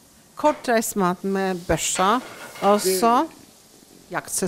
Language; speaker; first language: Norwegian; native; Norwegian